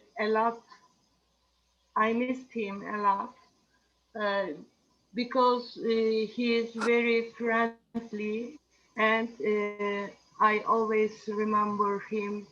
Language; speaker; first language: English; non-native, learner; Turkish